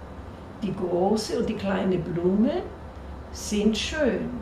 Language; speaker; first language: German; non-native, fluent; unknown